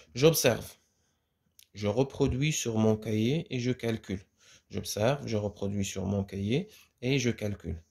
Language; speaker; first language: French; non-native, local second language; Arabic